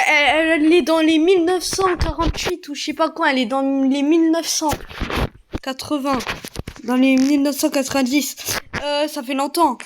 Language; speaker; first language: French; native; French